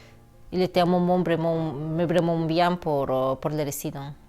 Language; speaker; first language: French; non-native, fluent; Spanish